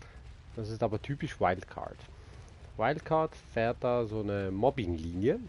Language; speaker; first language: German; native; German